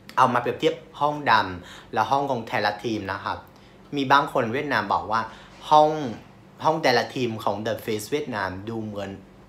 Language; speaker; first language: Thai; non-native, fluent; Vietnamese